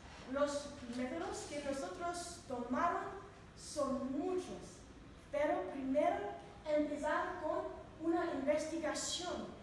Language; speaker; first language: Spanish; non-native, learner; English